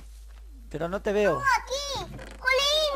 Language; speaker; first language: Spanish; native; Spanish